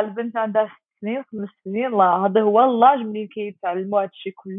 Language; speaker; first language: Arabic; early bilingual, heritage; Arabic